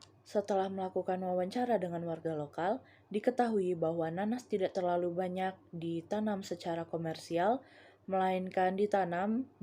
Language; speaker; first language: Indonesian; native; Indonesian